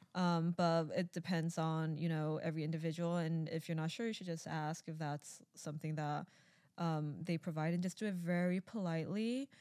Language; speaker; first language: English; early bilingual, other home language; Chinese